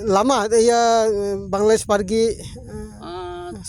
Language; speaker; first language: Indonesian; non-native, learner; Bangla